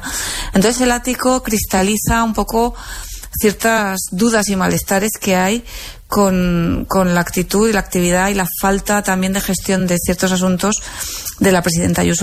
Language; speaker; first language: Spanish; native; Spanish